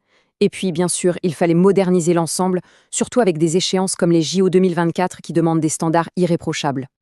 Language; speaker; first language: French; native; French